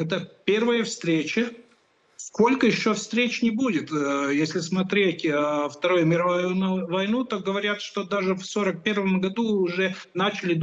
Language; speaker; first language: Russian; non-native, local second language; Latvian